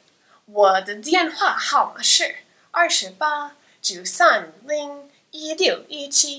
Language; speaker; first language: Chinese; non-native, learner; English